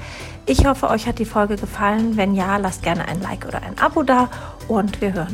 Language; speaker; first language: German; native; German